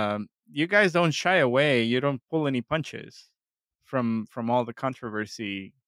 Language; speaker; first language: English; non-native, fluent; Spanish